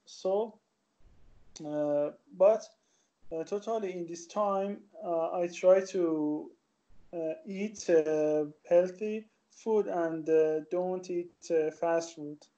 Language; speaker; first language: English; non-native, learner; Persian